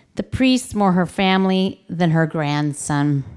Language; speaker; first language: English; early bilingual, other home language; Spanish